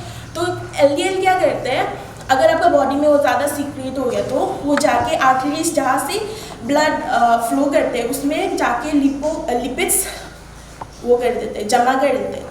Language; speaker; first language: Hindi; non-native, local second language; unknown